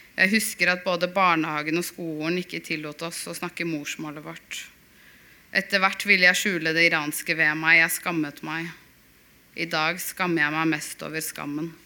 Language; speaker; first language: Norwegian; early bilingual, other home language; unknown